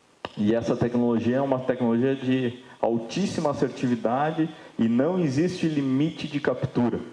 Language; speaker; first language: Portuguese; native; Portuguese